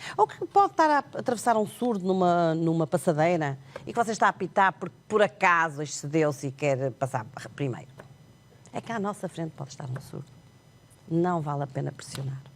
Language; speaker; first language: Portuguese; non-native, local second language; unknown